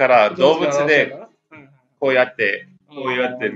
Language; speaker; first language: Japanese; non-native, learner; English